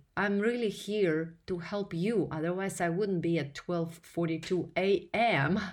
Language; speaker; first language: English; non-native, fluent; Russian